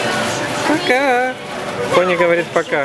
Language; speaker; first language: Russian; native; Russian